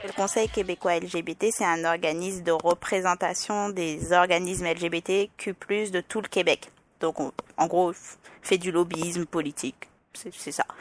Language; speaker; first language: French; native; French